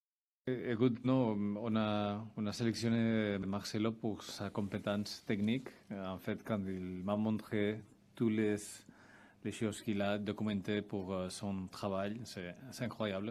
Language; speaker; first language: French; non-native, fluent; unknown